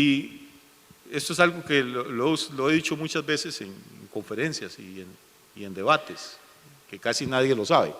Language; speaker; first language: Spanish; native; Spanish